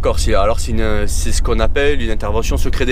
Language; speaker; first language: French; native; French